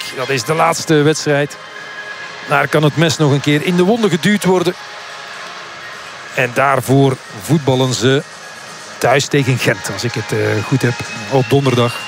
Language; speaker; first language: Dutch; native; Dutch